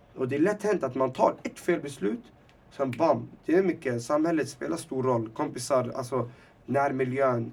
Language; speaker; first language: Swedish; early bilingual, other home language; Arabic